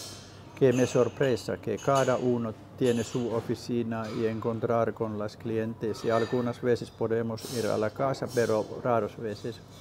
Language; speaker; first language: Spanish; non-native, learner; Finnish